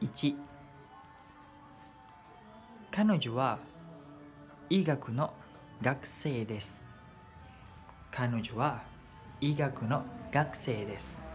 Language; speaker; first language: Japanese; non-native, learner; Indonesian